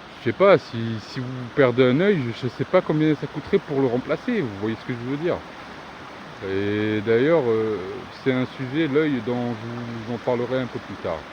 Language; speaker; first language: French; early bilingual, other home language; Arabic